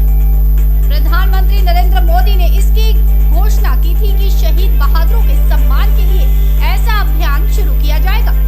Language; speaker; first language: Hindi; native; Hindi